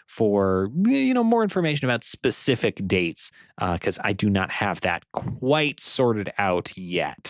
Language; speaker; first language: English; native; English